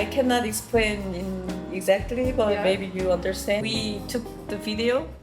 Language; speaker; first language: English; non-native, learner; Korean